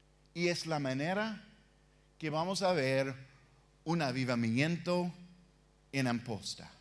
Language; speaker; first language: Spanish; non-native, fluent; English